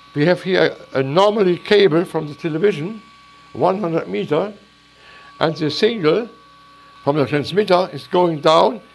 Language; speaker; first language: English; non-native, learner; German